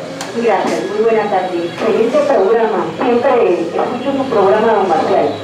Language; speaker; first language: Spanish; native; Spanish